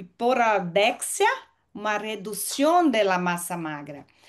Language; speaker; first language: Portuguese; non-native, learner; Spanish